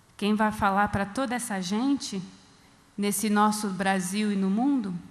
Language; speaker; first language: Portuguese; non-native, fluent; English